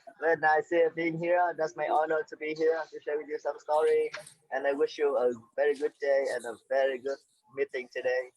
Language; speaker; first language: English; non-native, fluent; Vietnamese